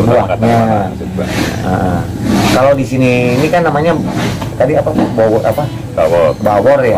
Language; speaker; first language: Indonesian; native; Indonesian